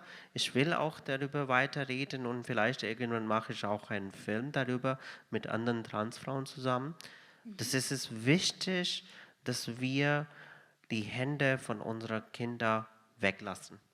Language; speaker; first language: German; non-native, fluent; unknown